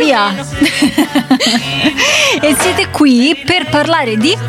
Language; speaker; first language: Italian; native; Italian